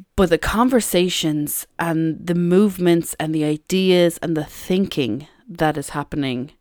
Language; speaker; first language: English; native; English